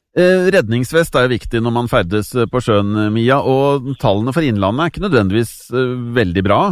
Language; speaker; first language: Norwegian; native; Norwegian